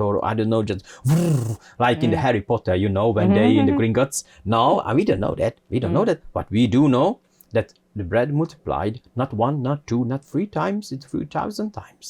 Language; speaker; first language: English; non-native, fluent; Hungarian